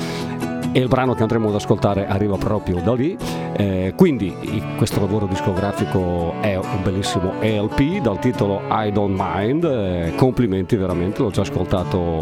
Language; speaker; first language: Italian; native; Italian